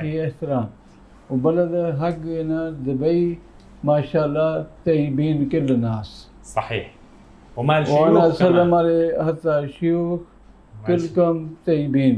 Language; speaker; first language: Arabic; non-native, learner; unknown